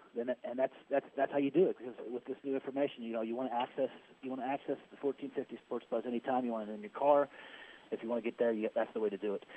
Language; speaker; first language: English; native; English